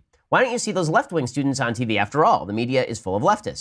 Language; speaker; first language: English; native; English